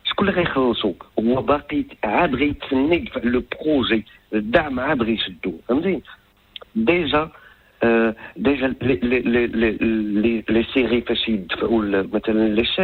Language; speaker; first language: French; non-native, local second language; Arabic